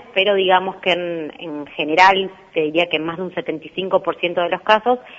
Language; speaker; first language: Spanish; native; Spanish